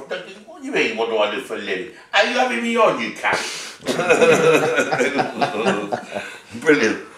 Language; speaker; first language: English; native; English